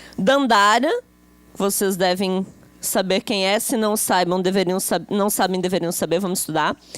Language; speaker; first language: Portuguese; native; Portuguese